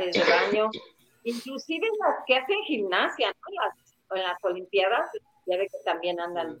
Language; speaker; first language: Spanish; native; Spanish